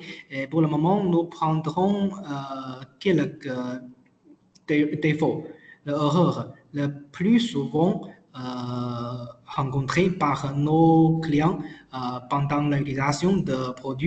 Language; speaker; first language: French; non-native, learner; Chinese